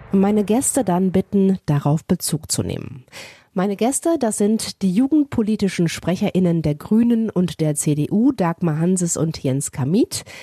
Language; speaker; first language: German; native; German